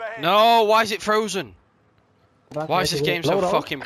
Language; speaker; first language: English; native; English